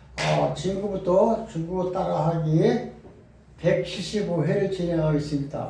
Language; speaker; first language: Korean; native; Korean